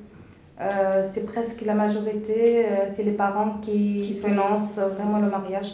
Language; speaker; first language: French; non-native, local second language; Arabic